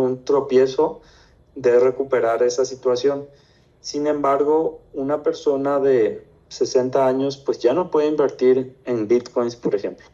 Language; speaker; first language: Spanish; native; Spanish